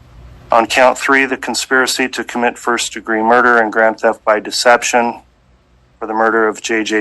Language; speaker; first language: English; native; English